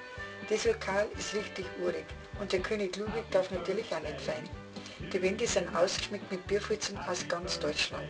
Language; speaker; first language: German; native; German